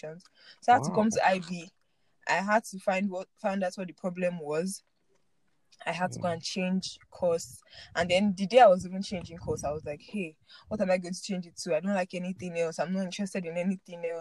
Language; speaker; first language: English; non-native, local second language; Yoruba